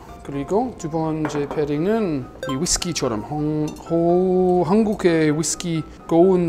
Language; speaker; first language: Korean; non-native, learner; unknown